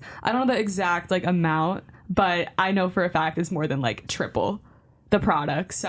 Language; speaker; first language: English; native; English